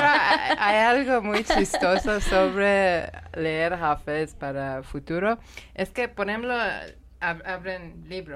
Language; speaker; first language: Spanish; non-native, learner; Persian